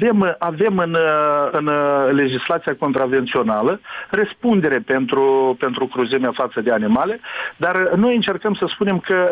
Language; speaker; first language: Romanian; native; Romanian